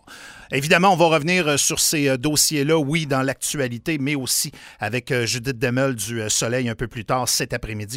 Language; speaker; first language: French; native; French